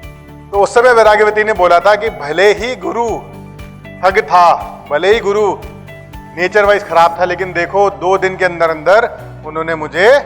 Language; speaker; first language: Hindi; native; Hindi